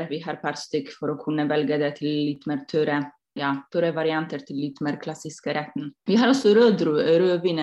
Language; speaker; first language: Norwegian; non-native, fluent; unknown